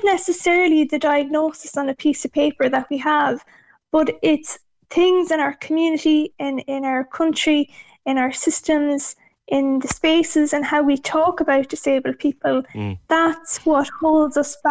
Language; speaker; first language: English; native; English